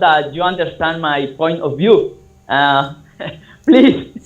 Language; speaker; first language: English; non-native, learner; Spanish